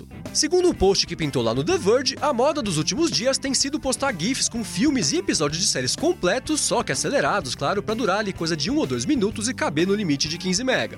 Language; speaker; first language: Portuguese; native; Portuguese